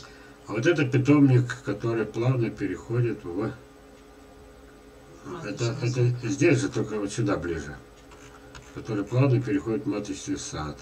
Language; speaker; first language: Russian; native; Russian